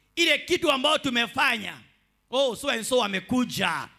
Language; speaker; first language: English; non-native, local second language; Swahili